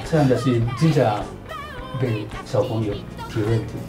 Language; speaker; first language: Chinese; non-native, fluent; Japanese